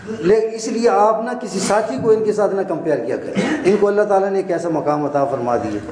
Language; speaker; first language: Urdu; non-native, local second language; Punjabi